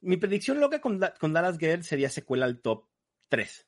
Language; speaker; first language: Spanish; native; Spanish